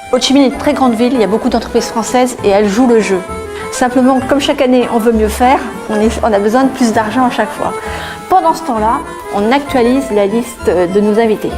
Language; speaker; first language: French; native; French